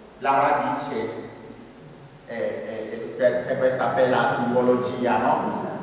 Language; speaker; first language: Italian; non-native, fluent; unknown